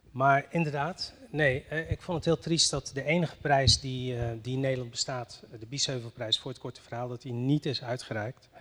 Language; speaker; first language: Dutch; early bilingual, other home language; Riffian